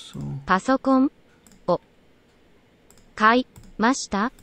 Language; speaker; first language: Japanese; non-native, learner; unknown